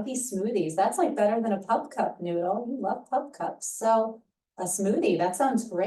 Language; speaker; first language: English; native; English